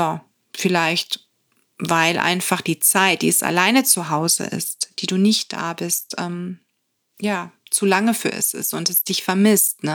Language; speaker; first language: German; native; German